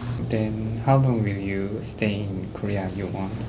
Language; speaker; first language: English; non-native, fluent; Korean